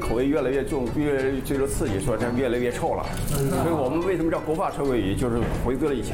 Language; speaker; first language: Chinese; native; Chinese